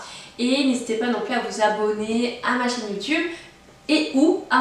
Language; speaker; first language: French; native; French